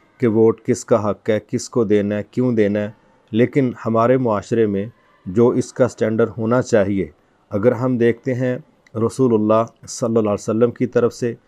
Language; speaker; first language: Urdu; non-native, local second language; Punjabi